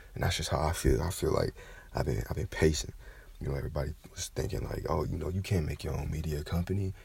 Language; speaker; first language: English; native; English